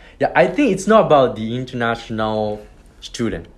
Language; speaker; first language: English; non-native, learner; Japanese